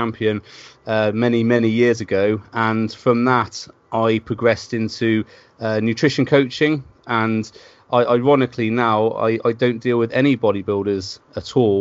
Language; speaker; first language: English; native; English